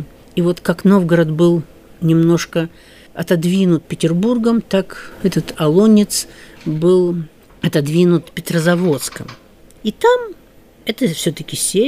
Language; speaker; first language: Russian; native; Russian